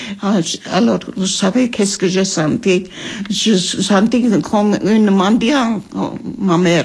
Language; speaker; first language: French; early bilingual, other home language; Armenian